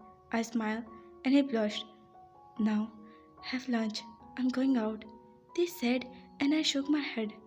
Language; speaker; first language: English; non-native, local second language; Urdu